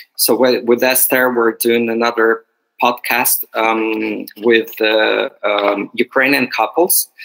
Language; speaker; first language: English; non-native, fluent; Ukrainian